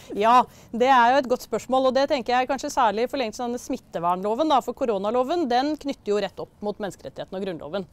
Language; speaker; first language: Norwegian; native; Norwegian